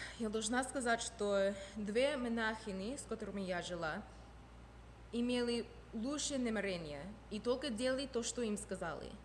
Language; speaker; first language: Russian; non-native, fluent; English